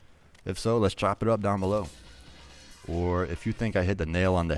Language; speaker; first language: English; native; English